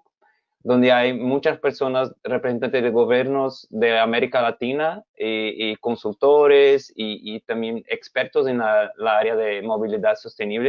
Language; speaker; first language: Spanish; non-native, fluent; Portuguese